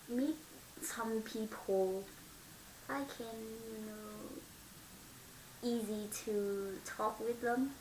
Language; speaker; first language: English; non-native, learner; Vietnamese